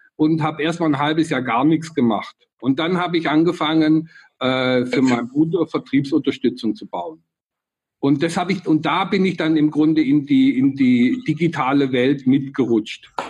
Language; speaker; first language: German; native; German